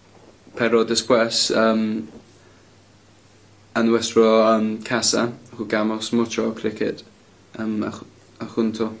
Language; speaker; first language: Spanish; non-native, learner; English